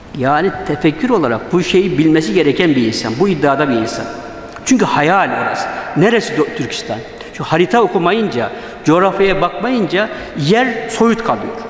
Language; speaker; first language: Turkish; early bilingual, other home language; Uyghur